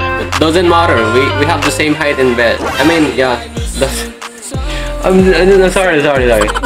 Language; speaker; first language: English; non-native, local second language; Filipino